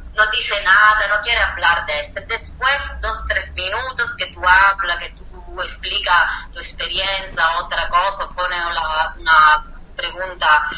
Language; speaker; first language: Spanish; non-native, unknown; Italian